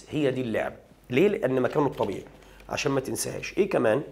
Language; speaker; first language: Arabic; native; Arabic